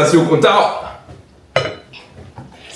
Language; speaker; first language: French; native; French